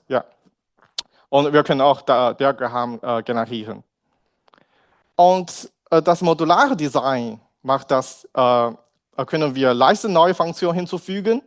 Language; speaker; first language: German; non-native, learner; Chinese